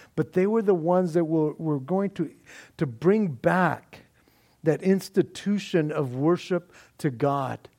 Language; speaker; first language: English; native; English